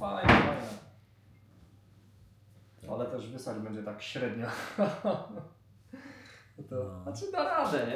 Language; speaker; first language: Polish; native; Polish